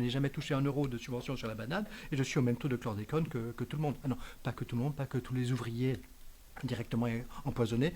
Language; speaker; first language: French; native; French